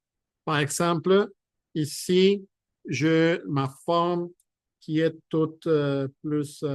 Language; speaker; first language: French; non-native, fluent; Spanish